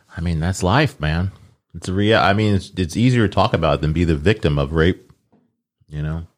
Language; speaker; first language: English; early bilingual, other home language; Yoruba